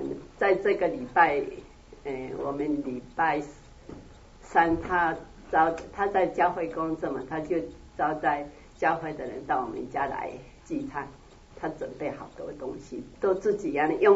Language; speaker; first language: Chinese; native; Chinese